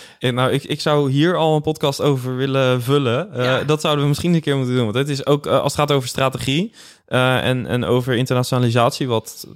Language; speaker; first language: Dutch; native; Dutch